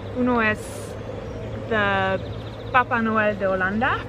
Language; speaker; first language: Spanish; non-native, learner; Dutch